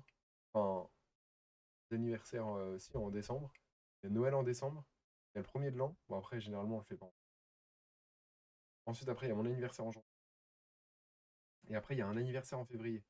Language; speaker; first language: French; native; French